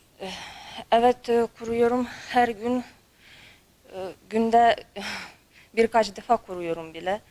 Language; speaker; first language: Turkish; non-native, fluent; Ukrainian